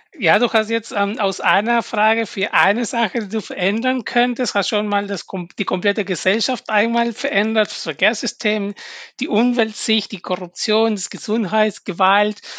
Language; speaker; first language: German; non-native, fluent; Spanish